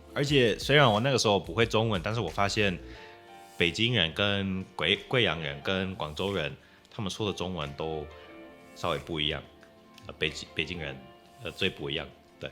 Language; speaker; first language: Chinese; non-native, fluent; English